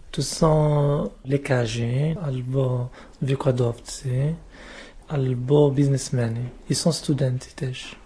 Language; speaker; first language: Polish; non-native, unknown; Arabic